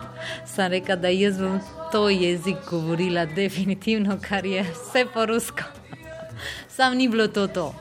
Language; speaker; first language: Slovenian; non-native, fluent; Georgian